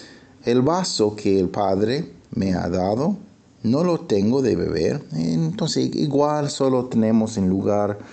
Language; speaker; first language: Spanish; non-native, fluent; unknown